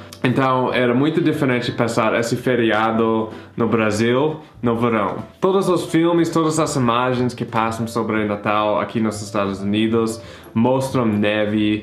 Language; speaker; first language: Portuguese; non-native, fluent; English